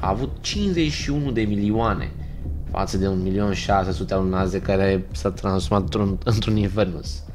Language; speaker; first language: Romanian; native; Romanian